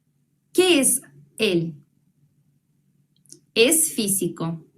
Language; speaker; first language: Spanish; non-native, fluent; Russian